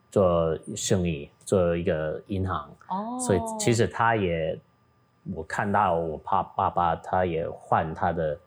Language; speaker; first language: Chinese; non-native, fluent; Min Nan Chinese